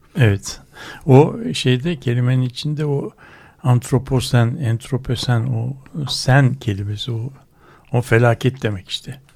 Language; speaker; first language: Turkish; native; Turkish